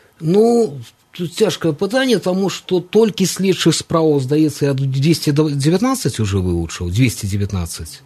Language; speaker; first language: Belarusian; non-native, local second language; Russian